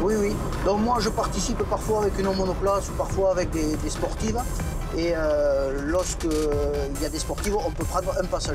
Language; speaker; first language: French; native; French